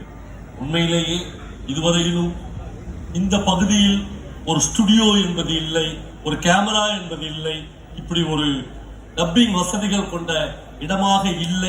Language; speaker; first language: Tamil; native; Tamil